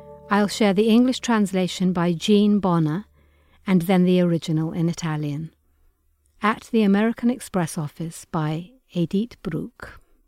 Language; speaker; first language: English; native; English